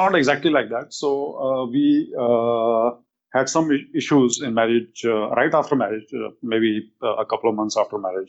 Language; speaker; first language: English; non-native, local second language; Hindi